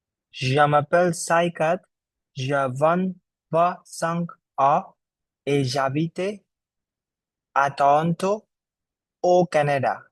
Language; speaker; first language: French; non-native, learner; Bangla